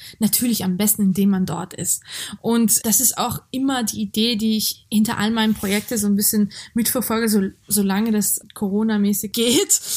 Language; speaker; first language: German; early bilingual, other home language; Georgian